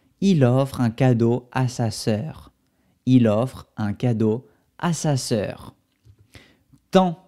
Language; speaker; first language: French; non-native, fluent; Spanish